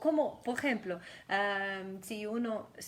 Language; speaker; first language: Spanish; non-native, fluent; German